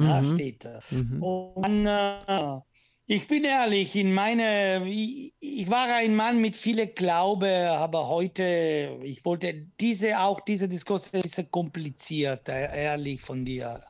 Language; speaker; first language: German; non-native, local second language; Italian